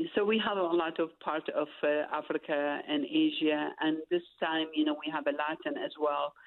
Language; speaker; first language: English; non-native, fluent; Arabic